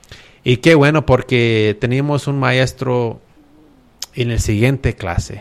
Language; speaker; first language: Spanish; early bilingual, heritage; Spanish